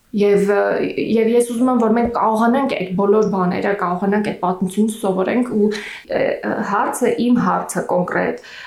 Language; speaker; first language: Armenian; native; Armenian